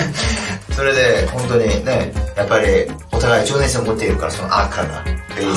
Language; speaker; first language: Japanese; non-native, fluent; Korean